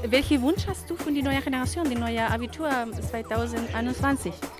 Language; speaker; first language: German; non-native, learner; Spanish